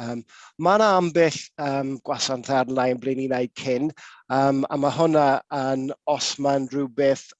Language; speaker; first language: Welsh; non-native, local second language; English